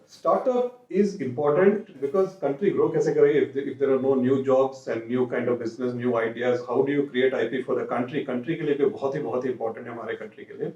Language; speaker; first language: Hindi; non-native, local second language; Telugu